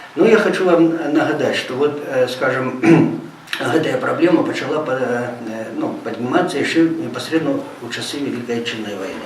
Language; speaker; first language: Belarusian; non-native, local second language; Russian